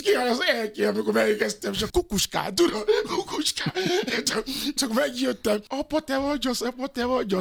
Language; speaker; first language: Hungarian; non-native, learner; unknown